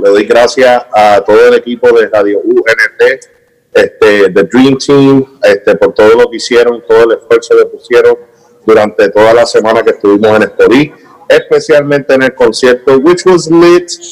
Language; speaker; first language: Spanish; early bilingual, heritage; Spanish